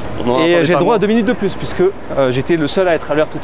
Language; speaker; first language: French; native; French